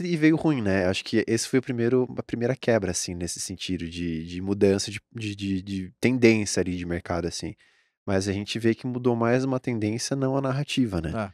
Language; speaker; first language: Portuguese; native; Portuguese